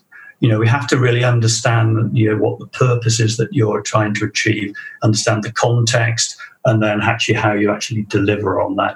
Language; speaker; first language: English; native; English